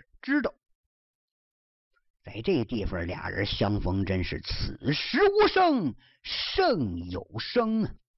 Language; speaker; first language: Chinese; native; Chinese